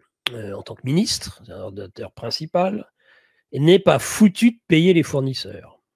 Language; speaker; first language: French; native; French